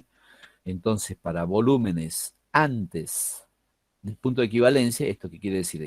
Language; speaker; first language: Spanish; native; Spanish